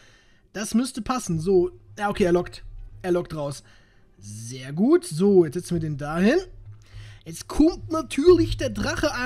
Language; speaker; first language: German; native; German